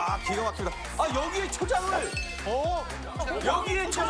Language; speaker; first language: Korean; native; Korean